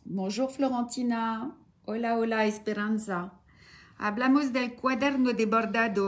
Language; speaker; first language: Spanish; non-native, learner; French